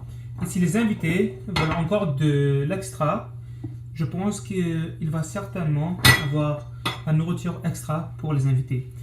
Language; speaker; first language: French; non-native, local second language; English